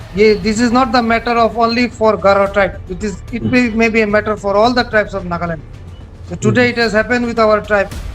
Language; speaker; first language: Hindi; non-native, local second language; Garo